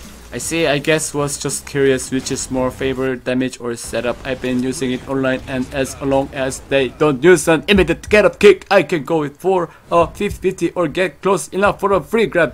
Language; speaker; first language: English; non-native, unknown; Korean